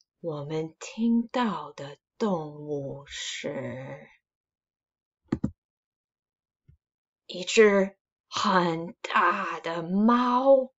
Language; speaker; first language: Chinese; non-native, fluent; English